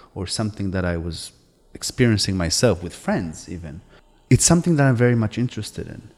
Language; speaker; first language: English; non-native, fluent; Hebrew